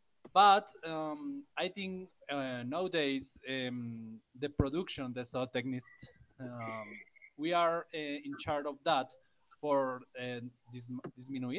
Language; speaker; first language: English; non-native, learner; Spanish